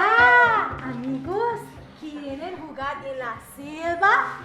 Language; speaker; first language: Spanish; non-native, learner; English